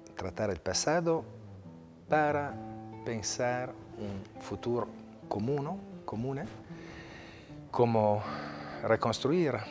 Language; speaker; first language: Spanish; non-native, fluent; Italian